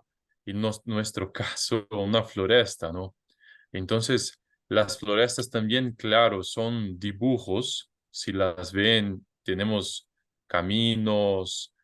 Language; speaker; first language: Spanish; non-native, fluent; Portuguese